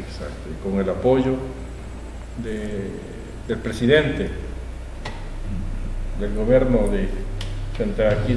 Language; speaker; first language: Italian; non-native, learner; Spanish